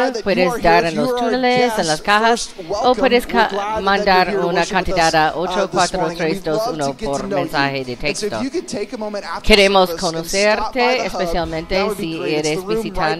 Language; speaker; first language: Spanish; non-native, learner; English